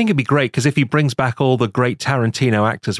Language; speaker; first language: English; native; English